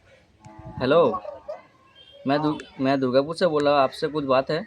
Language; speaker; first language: Hindi; non-native, local second language; Bangla